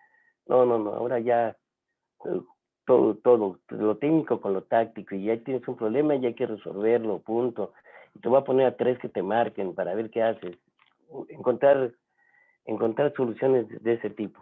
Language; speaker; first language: Spanish; native; Spanish